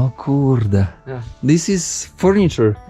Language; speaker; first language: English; non-native, learner; Polish